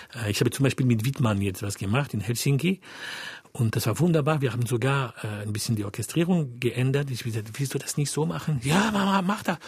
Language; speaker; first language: German; non-native, fluent; French